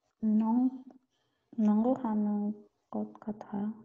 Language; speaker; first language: Korean; non-native, learner; Spanish